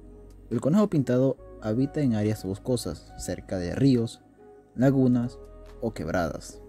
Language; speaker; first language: Spanish; native; Spanish